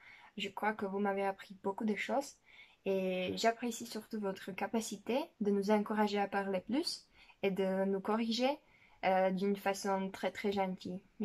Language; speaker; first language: French; non-native, fluent; Slovak